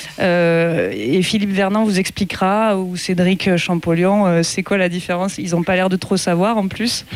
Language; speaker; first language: French; native; French